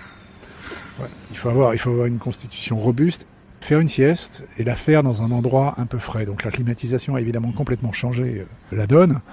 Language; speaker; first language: French; native; French